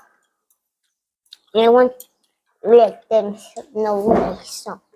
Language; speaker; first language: English; non-native, local second language; Cantonese